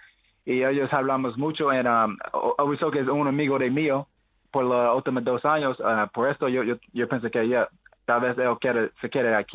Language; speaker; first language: Spanish; non-native, learner; English